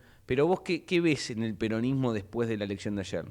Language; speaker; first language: Spanish; native; Spanish